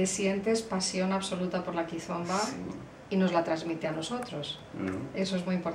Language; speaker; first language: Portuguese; non-native, learner; Spanish